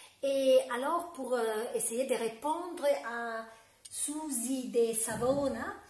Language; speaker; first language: French; non-native, fluent; Italian